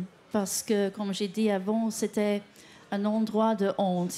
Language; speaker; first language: French; non-native, fluent; English